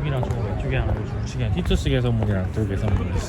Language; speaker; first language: Korean; native; Korean